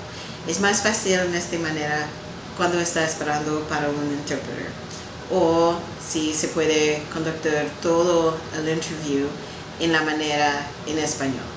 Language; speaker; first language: Spanish; non-native, learner; English